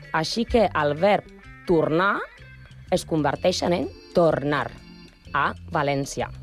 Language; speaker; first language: Catalan; non-native, learner; Spanish